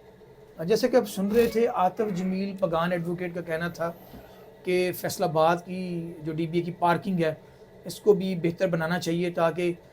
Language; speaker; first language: Urdu; native; Urdu